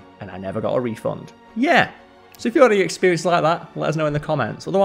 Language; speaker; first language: English; native; English